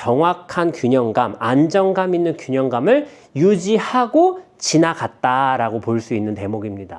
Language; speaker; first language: Korean; native; Korean